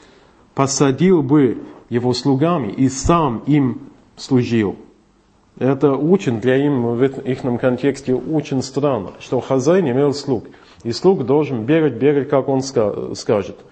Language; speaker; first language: Russian; non-native, fluent; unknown